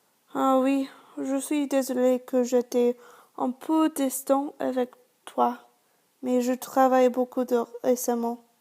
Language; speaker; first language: French; non-native, learner; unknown